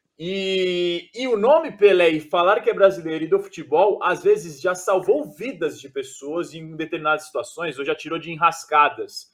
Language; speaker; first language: Portuguese; native; Portuguese